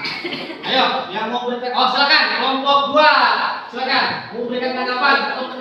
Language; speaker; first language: Indonesian; native; Indonesian